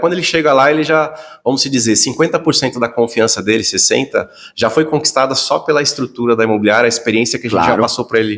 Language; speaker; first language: Portuguese; native; Portuguese